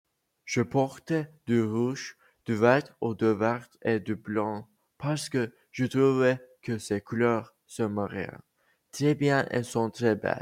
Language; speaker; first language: French; non-native, learner; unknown